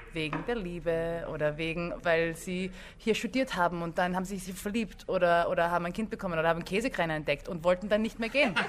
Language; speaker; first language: German; early bilingual, other home language; English